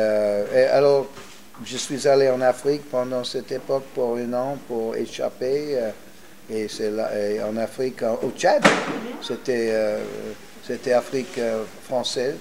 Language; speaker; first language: French; non-native, fluent; English